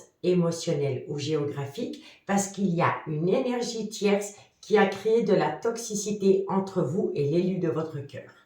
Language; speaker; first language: French; native; French